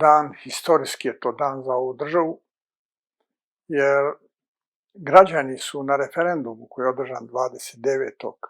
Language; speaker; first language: Bosnian; native; Bosnian